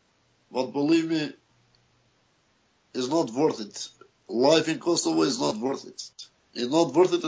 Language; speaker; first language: English; non-native, learner; Albanian